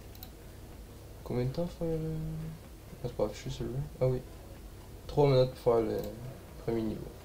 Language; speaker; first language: French; native; French